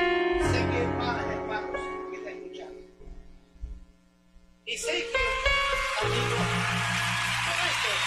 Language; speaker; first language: Spanish; native; Spanish